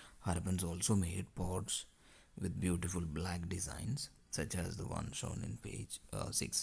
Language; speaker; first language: English; non-native, local second language; Malayalam